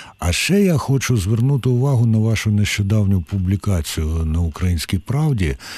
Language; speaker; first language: Ukrainian; native; Ukrainian